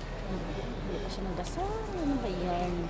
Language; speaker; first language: Filipino; non-native, local second language; Cebuano